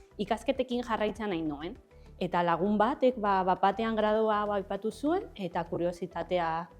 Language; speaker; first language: Basque; non-native, local second language; Spanish